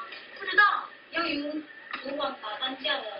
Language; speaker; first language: Chinese; native; Chinese